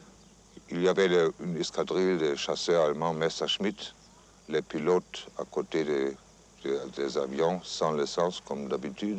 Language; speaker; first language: French; non-native, fluent; German